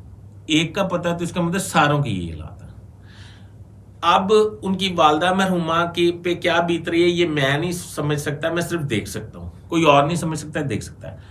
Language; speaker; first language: Urdu; native; Urdu